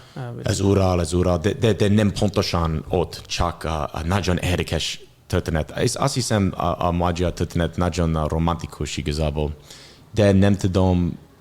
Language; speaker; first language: Hungarian; non-native, learner; English